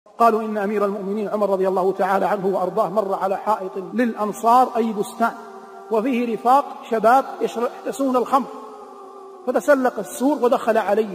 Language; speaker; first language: Arabic; native; Arabic